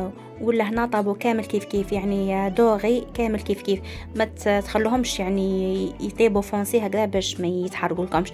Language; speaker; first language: Arabic; native; Arabic